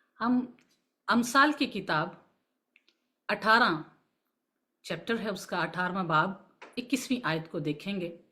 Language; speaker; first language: Urdu; non-native, local second language; Punjabi